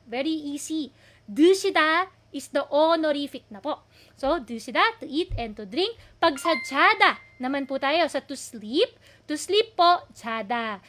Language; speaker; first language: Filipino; native; Filipino